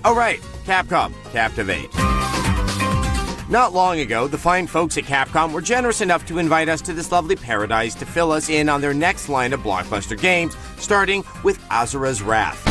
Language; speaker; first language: English; native; English